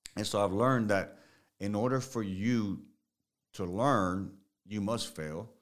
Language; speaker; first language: English; early bilingual, other home language; Spanish